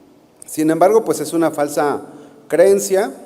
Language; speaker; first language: Spanish; native; Spanish